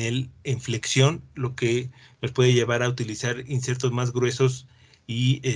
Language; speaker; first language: Spanish; native; Spanish